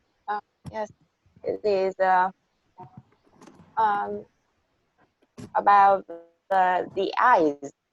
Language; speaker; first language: English; non-native, learner; Vietnamese